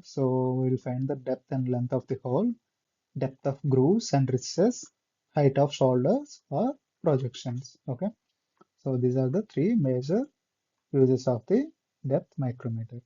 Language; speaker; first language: English; non-native, local second language; Telugu